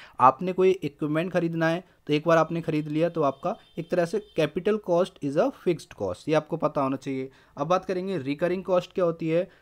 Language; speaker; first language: Hindi; native; Hindi